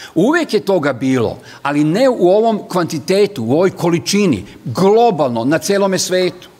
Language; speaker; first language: Serbian; native; Serbian